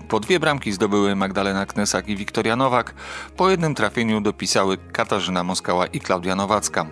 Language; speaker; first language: Polish; native; Polish